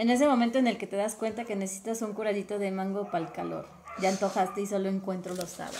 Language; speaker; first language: Spanish; native; Spanish